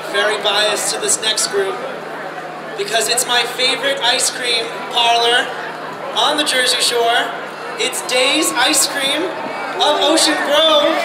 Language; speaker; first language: English; native; English